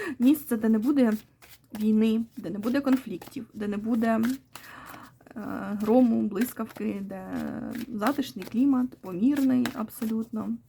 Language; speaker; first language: Ukrainian; non-native, local second language; Russian